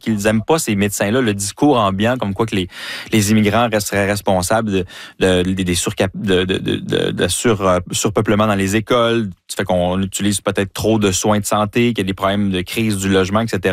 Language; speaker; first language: French; native; French